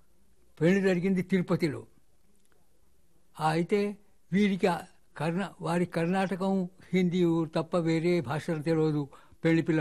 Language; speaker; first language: Telugu; non-native, local second language; Marathi